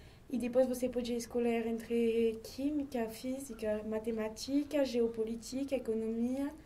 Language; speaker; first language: Portuguese; non-native, learner; French